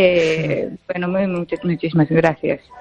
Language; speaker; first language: Spanish; non-native, fluent; Japanese